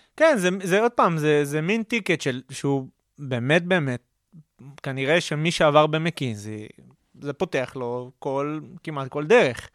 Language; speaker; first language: Hebrew; native; Hebrew